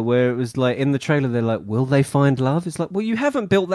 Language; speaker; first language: English; native; English